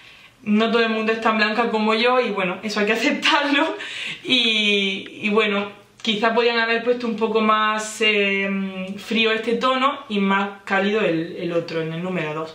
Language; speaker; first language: Spanish; native; Spanish